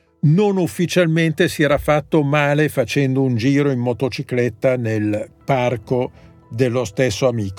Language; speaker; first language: Italian; native; Italian